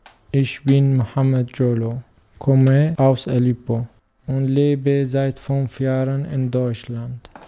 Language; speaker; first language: German; non-native, learner; Arabic